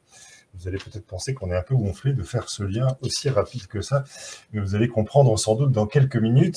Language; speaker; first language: French; native; French